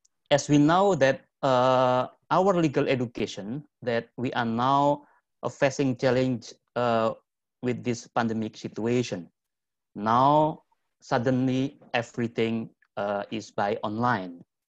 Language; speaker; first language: English; non-native, fluent; Indonesian